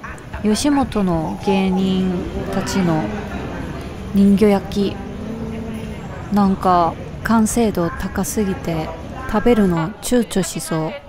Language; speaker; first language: Japanese; non-native, fluent; Korean